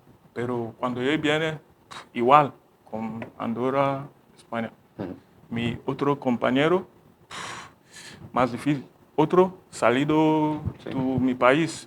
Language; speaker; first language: Spanish; non-native, learner; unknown